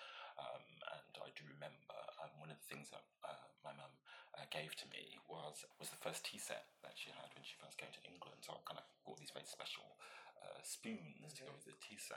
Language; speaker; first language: English; native; English